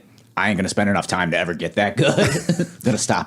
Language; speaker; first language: English; native; English